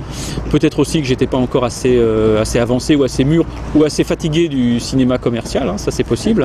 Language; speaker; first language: French; native; French